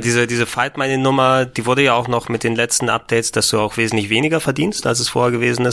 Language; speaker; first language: German; native; German